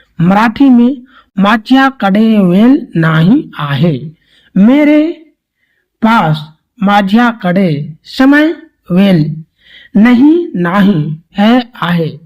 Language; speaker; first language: Hindi; native; Hindi